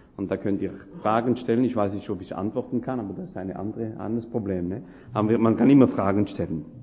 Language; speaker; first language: German; non-native, fluent; French